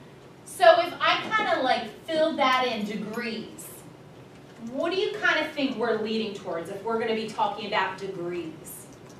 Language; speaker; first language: English; native; English